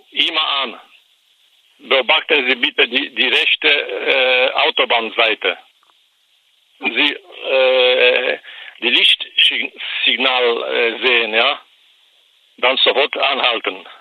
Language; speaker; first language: German; non-native, learner; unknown